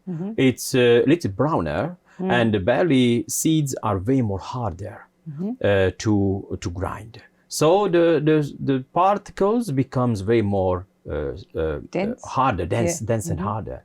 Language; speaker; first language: English; non-native, fluent; Hungarian